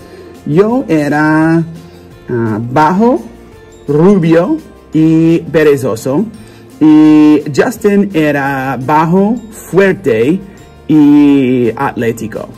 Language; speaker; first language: Spanish; non-native, learner; English